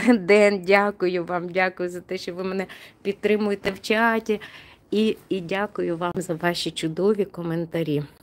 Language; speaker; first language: Ukrainian; non-native, local second language; Russian